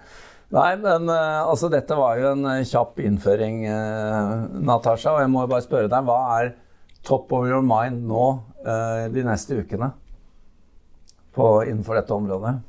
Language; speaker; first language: Norwegian; native; Norwegian